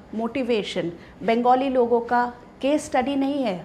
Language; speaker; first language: Hindi; non-native, local second language; Bangla